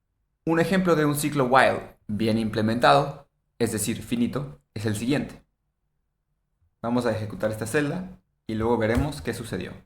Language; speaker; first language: Spanish; native; Spanish